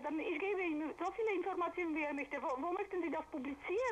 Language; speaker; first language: German; non-native, fluent; Polish